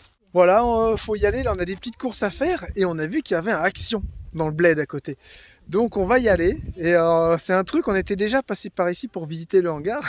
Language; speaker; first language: French; native; French